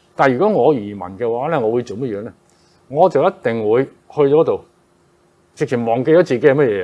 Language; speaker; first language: Chinese; non-native, local second language; Cantonese